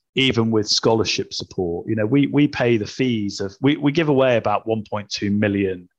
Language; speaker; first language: English; native; English